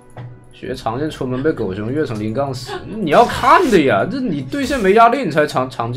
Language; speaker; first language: Chinese; native; Chinese